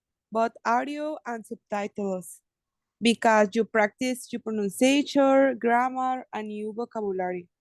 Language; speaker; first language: English; non-native, learner; Spanish